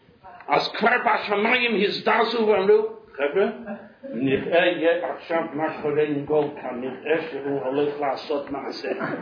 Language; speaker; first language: Hebrew; non-native, fluent; English